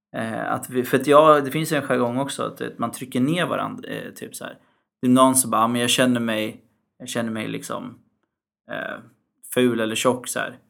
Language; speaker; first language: Swedish; early bilingual, other home language; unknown